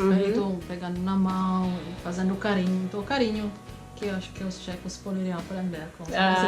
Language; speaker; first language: Portuguese; non-native, fluent; Czech